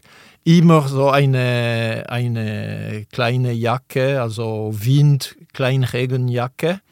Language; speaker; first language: German; non-native, local second language; French